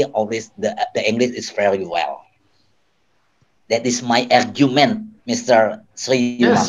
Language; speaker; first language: English; non-native, learner; Indonesian